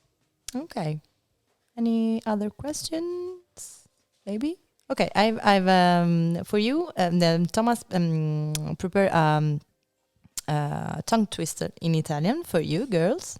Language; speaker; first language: English; non-native, fluent; Italian